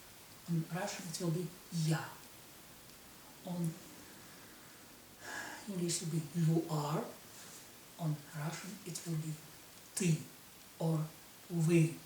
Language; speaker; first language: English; non-native, learner; Russian